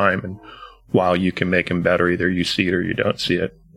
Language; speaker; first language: English; native; English